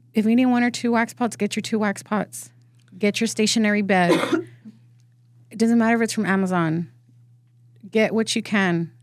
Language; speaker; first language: English; early bilingual, other home language; Spanish